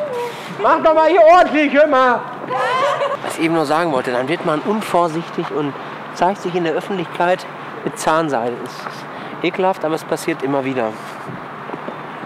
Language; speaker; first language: German; native; German